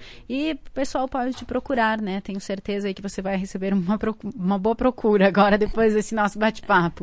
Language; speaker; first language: Portuguese; native; Portuguese